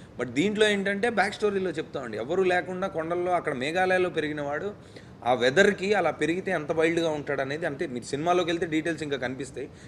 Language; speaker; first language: Telugu; native; Telugu